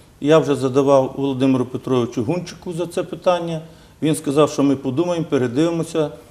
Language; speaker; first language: Ukrainian; native; Ukrainian